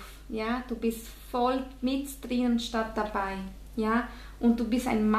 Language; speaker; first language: German; non-native, fluent; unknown